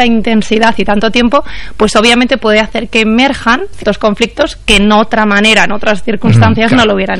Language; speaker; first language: Spanish; native; Spanish